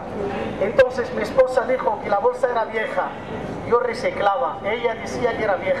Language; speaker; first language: Spanish; native; Spanish